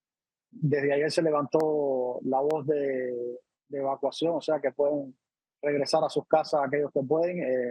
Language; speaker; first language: Spanish; native; Spanish